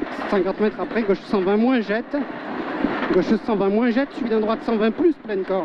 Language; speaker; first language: French; native; French